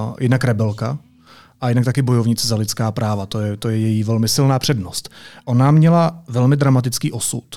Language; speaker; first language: Czech; native; Czech